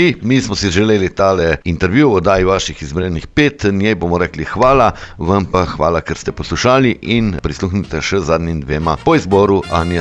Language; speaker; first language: Slovenian; native; Slovenian